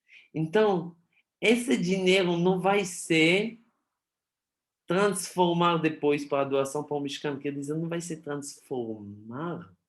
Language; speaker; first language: Portuguese; non-native, fluent; Hebrew